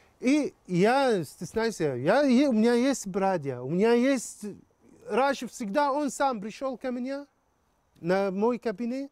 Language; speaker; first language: Russian; non-native, learner; Arabic